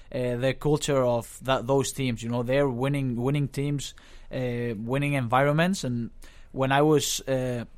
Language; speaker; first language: English; non-native, fluent; Spanish